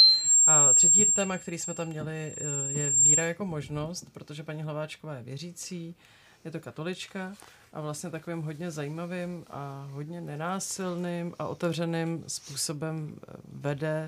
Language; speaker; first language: Czech; native; Czech